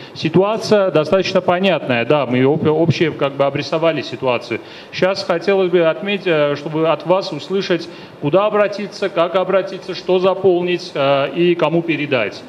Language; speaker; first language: Russian; non-native, local second language; Armenian